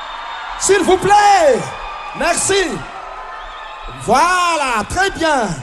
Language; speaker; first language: French; non-native, local second language; Malagasy